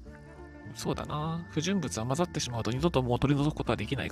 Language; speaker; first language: Japanese; native; Japanese